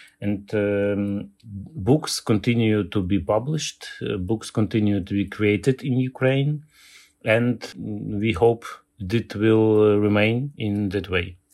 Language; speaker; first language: English; non-native, learner; Ukrainian